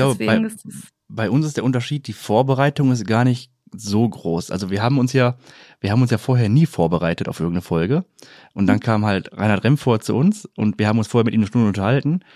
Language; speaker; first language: German; native; German